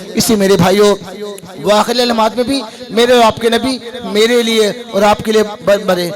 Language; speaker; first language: Urdu; non-native, local second language; Punjabi